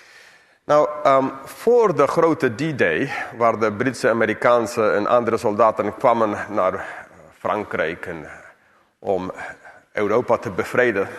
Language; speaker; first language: Dutch; non-native, fluent; English